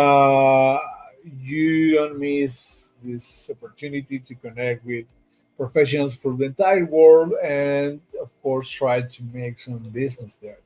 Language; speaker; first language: English; non-native, fluent; Spanish